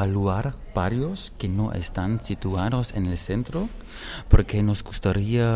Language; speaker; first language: Spanish; non-native, fluent; German